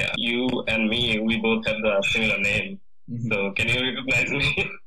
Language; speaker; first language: English; non-native, learner; Bangla